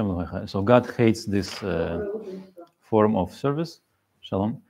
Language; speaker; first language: English; non-native, fluent; Russian